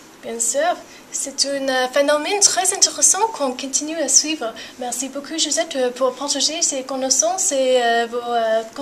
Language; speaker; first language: French; non-native, learner; English